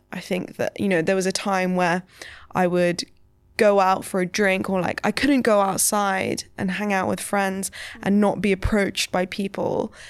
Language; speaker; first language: English; native; English